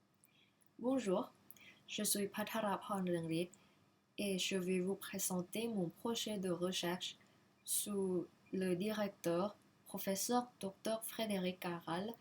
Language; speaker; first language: French; non-native, learner; Thai